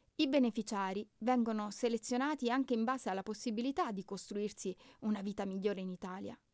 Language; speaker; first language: Italian; native; Italian